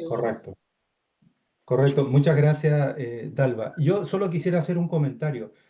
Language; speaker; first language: Spanish; native; Spanish